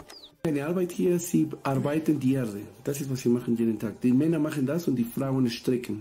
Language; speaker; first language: German; non-native, fluent; Spanish